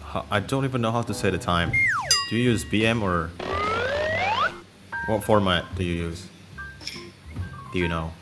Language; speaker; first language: English; non-native, fluent; Indonesian